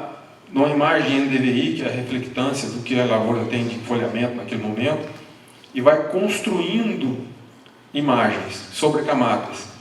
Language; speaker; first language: Portuguese; native; Portuguese